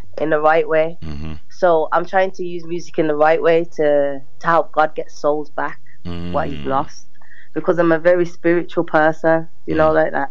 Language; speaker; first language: English; native; English